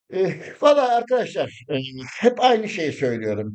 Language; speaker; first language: Turkish; native; Turkish